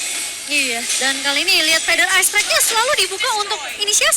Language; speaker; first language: Indonesian; native; Indonesian